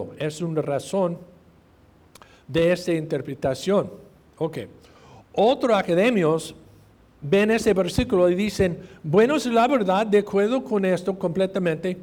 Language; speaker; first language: Spanish; non-native, fluent; English